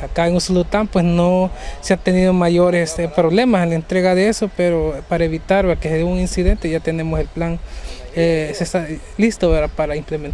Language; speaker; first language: Spanish; native; Spanish